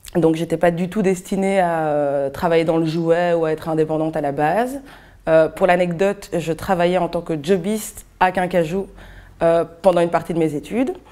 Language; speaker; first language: French; native; French